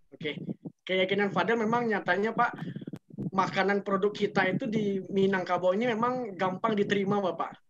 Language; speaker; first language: Indonesian; native; Indonesian